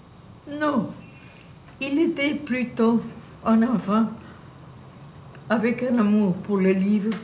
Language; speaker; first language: French; non-native, fluent; Spanish